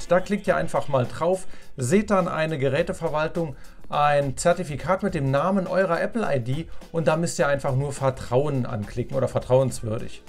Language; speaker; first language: German; native; German